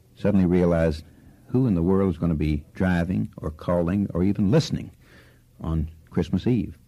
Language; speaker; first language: English; native; English